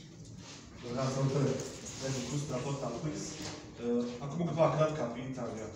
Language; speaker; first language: Serbian; native; Serbian